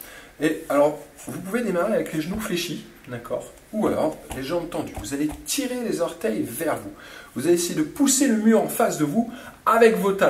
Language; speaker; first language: French; native; French